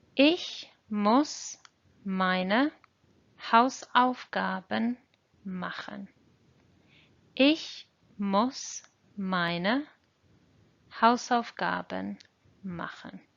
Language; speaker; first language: German; non-native, fluent; English